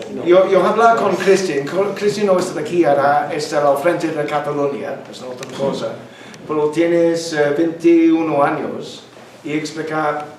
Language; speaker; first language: Spanish; non-native, learner; English